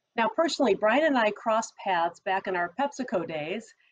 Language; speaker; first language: English; native; English